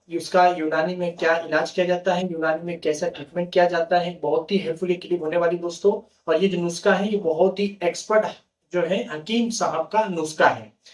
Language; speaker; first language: Hindi; native; Hindi